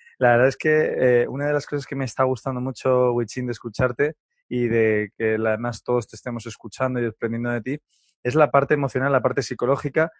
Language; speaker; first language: Spanish; native; Spanish